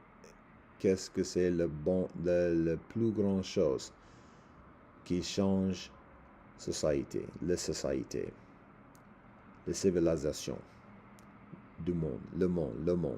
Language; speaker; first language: French; non-native, learner; English